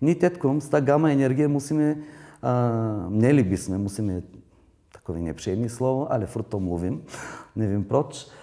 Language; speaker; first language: Czech; non-native, learner; Bulgarian